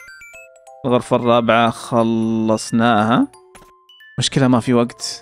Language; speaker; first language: Arabic; native; Arabic